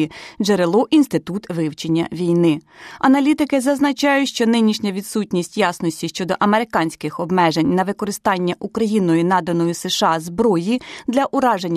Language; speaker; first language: Ukrainian; native; Ukrainian